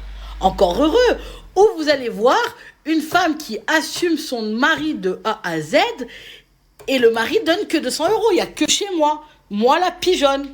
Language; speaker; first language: French; native; French